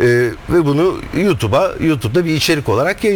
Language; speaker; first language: Turkish; native; Turkish